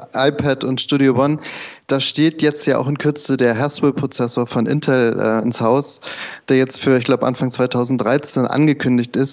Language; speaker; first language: German; native; German